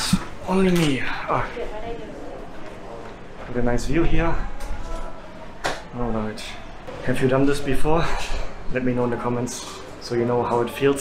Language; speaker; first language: English; non-native, fluent; German